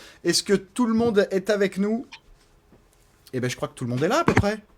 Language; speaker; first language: French; native; French